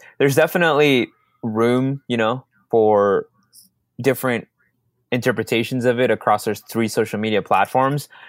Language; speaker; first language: English; early bilingual, other home language; Spanish